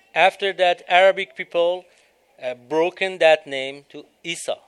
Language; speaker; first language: English; non-native, learner; Persian